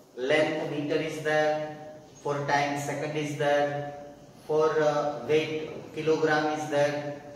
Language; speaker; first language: English; non-native, local second language; Hindi